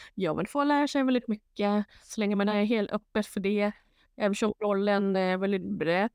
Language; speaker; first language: Swedish; non-native, fluent; Thai